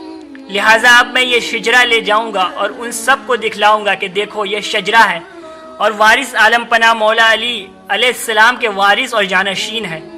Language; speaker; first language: Urdu; native; Urdu